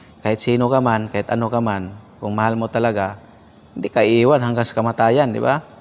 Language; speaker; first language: Filipino; native; Filipino